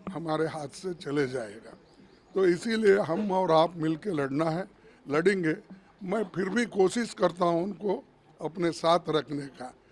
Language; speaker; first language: Hindi; non-native, local second language; Kannada